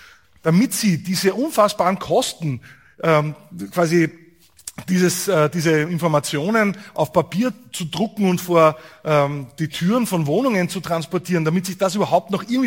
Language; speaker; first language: German; native; German